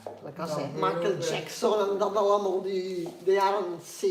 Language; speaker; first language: Dutch; native; Dutch